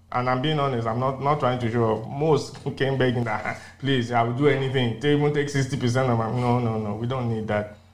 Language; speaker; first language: English; non-native, local second language; Yoruba